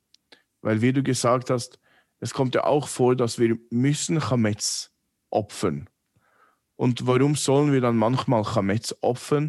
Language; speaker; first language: German; non-native, fluent; English